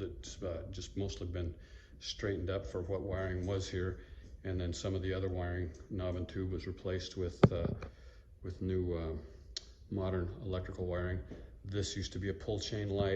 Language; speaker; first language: English; native; English